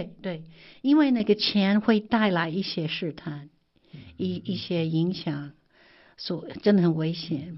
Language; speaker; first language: Chinese; non-native, fluent; English